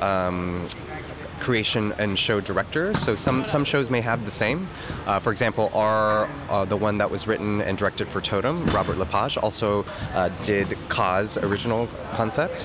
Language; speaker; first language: English; native; English